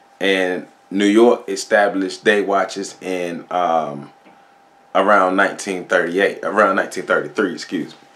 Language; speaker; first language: English; native; English